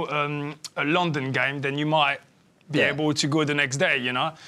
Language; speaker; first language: English; early bilingual, other home language; French